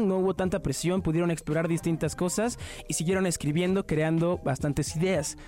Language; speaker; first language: Spanish; native; Spanish